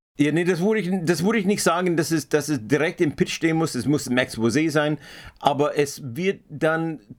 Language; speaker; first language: German; non-native, fluent; English